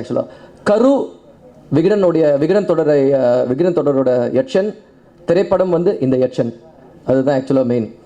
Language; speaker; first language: Tamil; native; Tamil